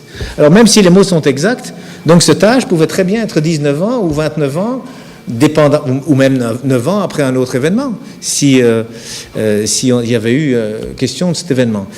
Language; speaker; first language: French; native; French